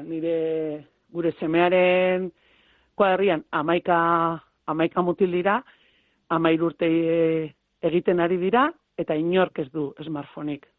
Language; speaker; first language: Basque; native; Basque